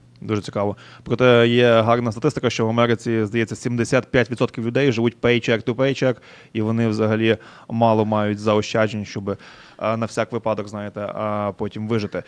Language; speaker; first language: Ukrainian; native; Ukrainian